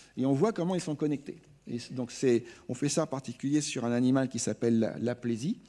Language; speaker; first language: French; native; French